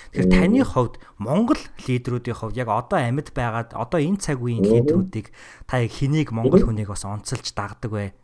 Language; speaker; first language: Mongolian; non-native, fluent; English